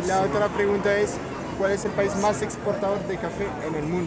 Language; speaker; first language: Spanish; non-native, fluent; French